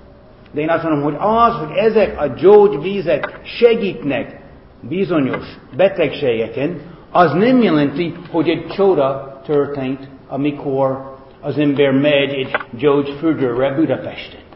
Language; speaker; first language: Hungarian; non-native, fluent; English